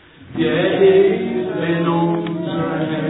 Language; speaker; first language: German; non-native, learner; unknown